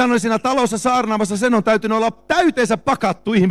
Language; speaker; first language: Finnish; native; Finnish